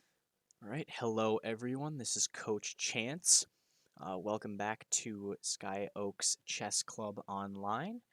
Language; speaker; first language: English; native; English